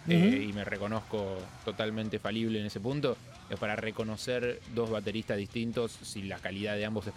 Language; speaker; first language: Spanish; native; Spanish